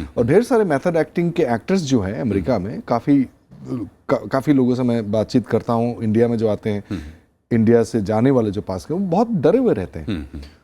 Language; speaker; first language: Hindi; non-native, local second language; Assamese